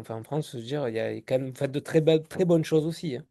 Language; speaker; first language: French; native; French